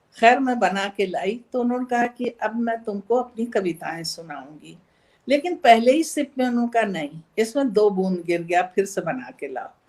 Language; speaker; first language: Hindi; native; Hindi